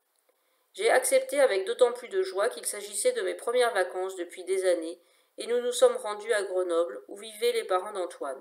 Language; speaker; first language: French; native; French